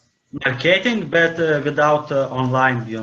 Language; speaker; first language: English; non-native, learner; Lithuanian